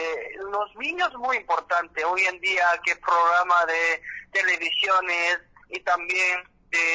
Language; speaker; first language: Spanish; non-native, learner; Korean